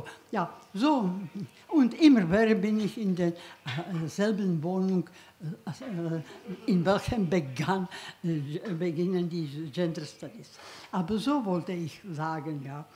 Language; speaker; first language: German; non-native, learner; Czech